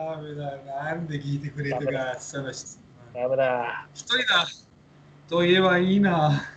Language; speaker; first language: Japanese; non-native, fluent; Spanish